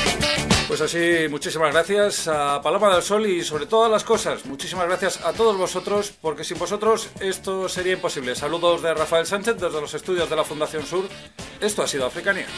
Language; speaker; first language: Spanish; native; Spanish